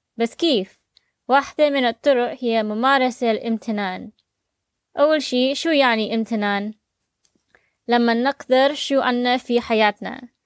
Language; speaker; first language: Arabic; native; Arabic